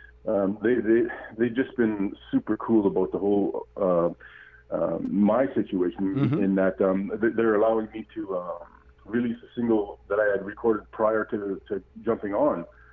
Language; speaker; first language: English; native; English